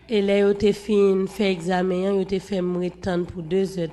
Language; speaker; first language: French; non-native, local second language; Haitian Creole